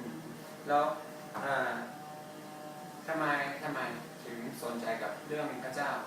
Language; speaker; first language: Thai; non-native, fluent; English